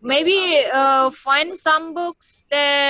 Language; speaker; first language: English; non-native, learner; Indonesian